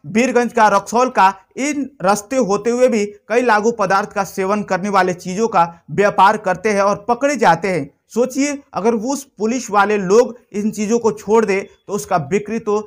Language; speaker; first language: Hindi; non-native, local second language; Bhojpuri